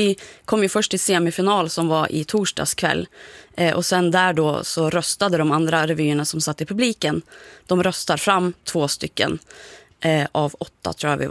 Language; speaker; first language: Swedish; native; Swedish